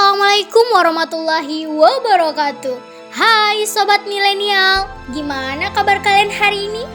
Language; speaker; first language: Indonesian; native; Indonesian